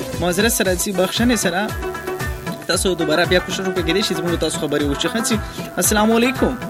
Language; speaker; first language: Pashto; non-native, local second language; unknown